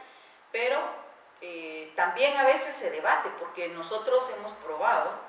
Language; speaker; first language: Spanish; native; Spanish